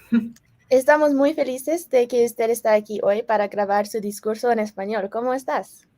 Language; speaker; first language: Spanish; non-native, fluent; English